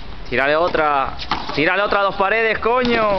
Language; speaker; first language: Spanish; native; Spanish